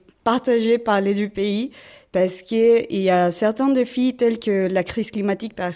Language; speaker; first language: French; non-native, fluent; Spanish